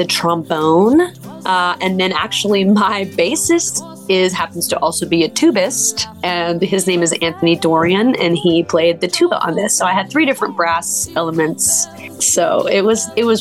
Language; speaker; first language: English; native; English